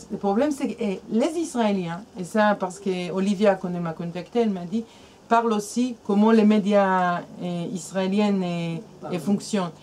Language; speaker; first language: French; non-native, fluent; Hebrew